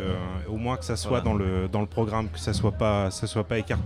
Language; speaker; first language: French; native; French